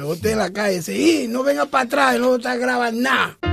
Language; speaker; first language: Spanish; early bilingual, heritage; English